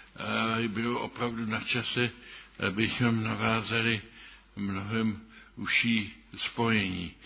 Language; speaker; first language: Czech; early bilingual, other home language; German